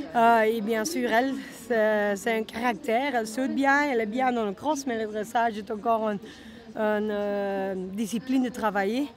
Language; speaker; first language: French; non-native, local second language; Dutch